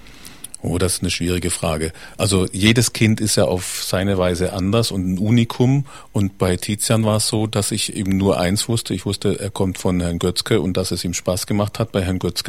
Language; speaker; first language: German; native; German